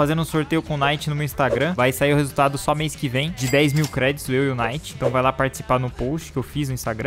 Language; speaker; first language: Portuguese; native; Portuguese